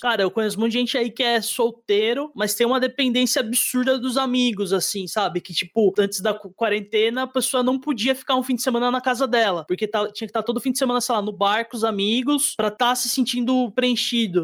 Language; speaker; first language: Portuguese; native; Portuguese